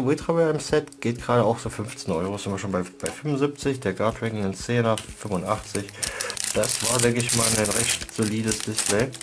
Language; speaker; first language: German; native; German